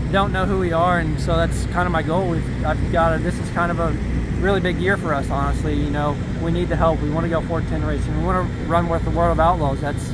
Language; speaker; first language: English; native; English